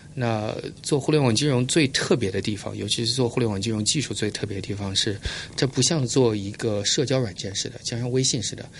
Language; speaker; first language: Chinese; early bilingual, heritage; Chinese